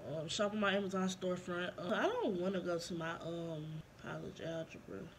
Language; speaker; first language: English; native; English